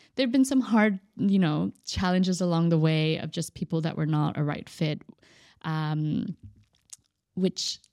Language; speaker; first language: English; native; English